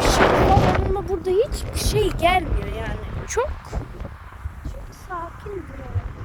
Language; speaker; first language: Turkish; early bilingual, heritage; Turkish